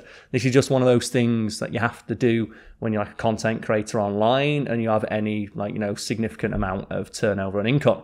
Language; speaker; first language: English; native; English